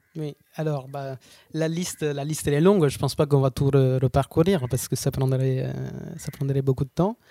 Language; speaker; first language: French; non-native, fluent; Italian